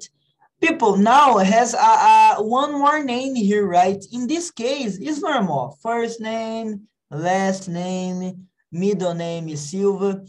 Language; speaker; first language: English; non-native, learner; Portuguese